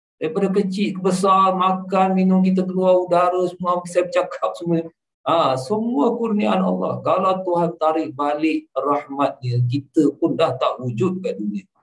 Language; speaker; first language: Malay; native; Malay